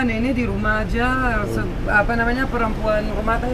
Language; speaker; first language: Indonesian; non-native, fluent; French